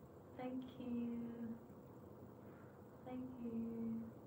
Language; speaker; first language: English; non-native, learner; Vietnamese